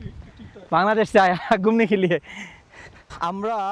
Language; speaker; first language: Hindi; non-native, learner; Bangla